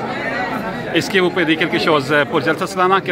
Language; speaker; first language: French; non-native, learner; Urdu